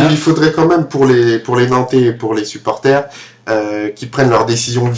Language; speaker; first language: French; native; French